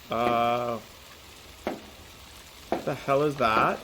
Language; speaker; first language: English; native; English